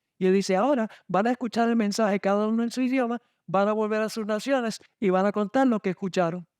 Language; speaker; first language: Spanish; non-native, fluent; English